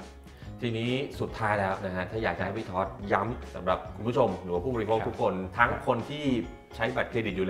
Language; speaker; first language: Thai; native; Thai